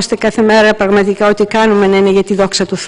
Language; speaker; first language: Greek; native; Greek